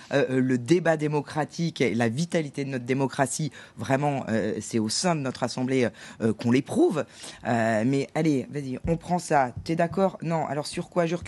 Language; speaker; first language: French; native; French